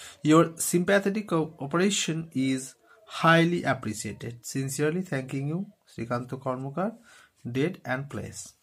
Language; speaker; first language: English; non-native, local second language; Bangla